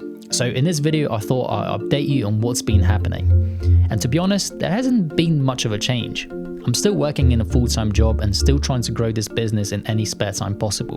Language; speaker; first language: English; native; English